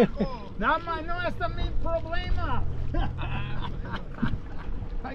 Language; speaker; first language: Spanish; non-native, learner; English